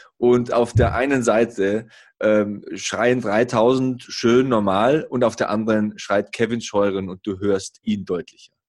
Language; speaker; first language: German; native; German